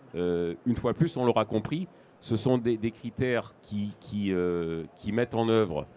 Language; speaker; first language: French; native; French